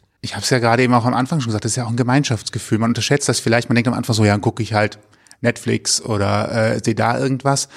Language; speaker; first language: German; native; German